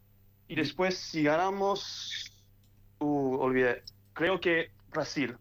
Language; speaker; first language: Spanish; early bilingual, heritage; English